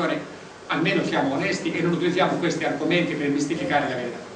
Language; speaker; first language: Italian; native; Italian